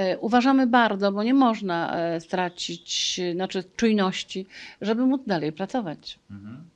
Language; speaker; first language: Polish; native; Polish